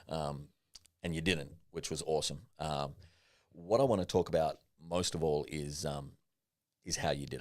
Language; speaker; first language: English; native; English